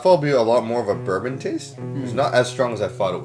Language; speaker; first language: English; native; English